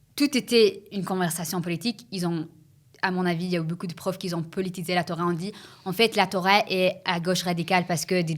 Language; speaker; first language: French; early bilingual, heritage; English